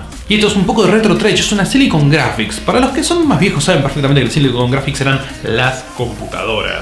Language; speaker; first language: Spanish; native; Spanish